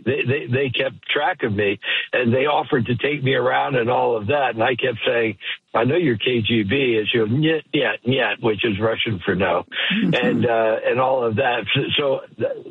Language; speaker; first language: English; native; English